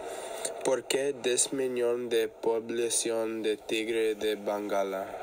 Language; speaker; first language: Spanish; non-native, learner; English